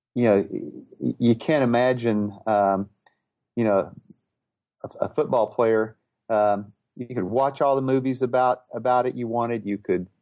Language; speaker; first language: English; native; English